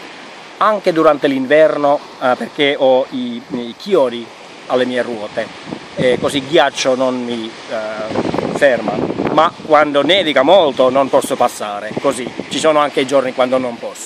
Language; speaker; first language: Italian; non-native, fluent; Finnish